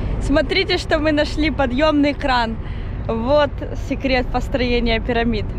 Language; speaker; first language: Russian; native; Russian